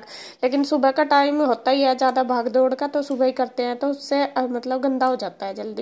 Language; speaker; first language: Hindi; native; Hindi